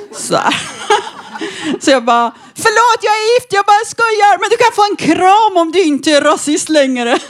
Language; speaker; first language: Swedish; non-native, fluent; Persian